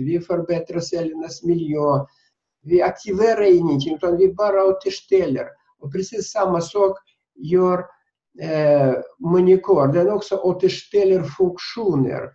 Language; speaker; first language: Swedish; non-native, fluent; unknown